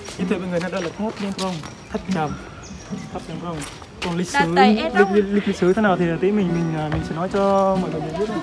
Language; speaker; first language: Vietnamese; non-native, local second language; Jarai